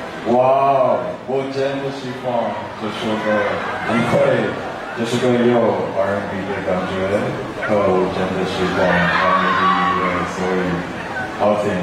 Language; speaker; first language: Chinese; non-native, learner; Japanese